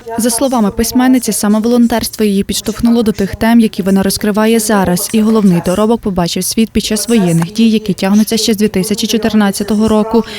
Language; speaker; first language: Ukrainian; native; Ukrainian